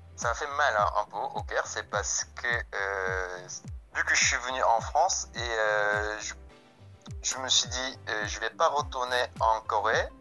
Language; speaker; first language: French; non-native, fluent; Korean